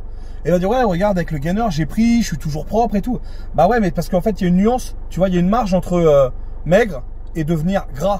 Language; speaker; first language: French; native; French